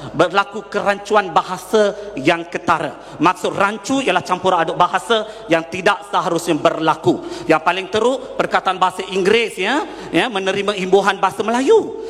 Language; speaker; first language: Malay; non-native, local second language; Tamil